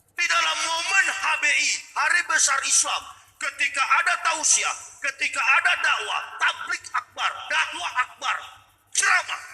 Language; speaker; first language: Indonesian; native; Indonesian